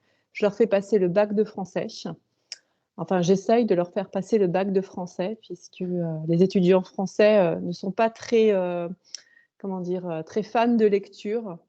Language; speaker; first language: French; native; French